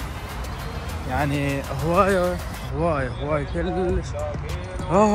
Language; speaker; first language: Arabic; native; Arabic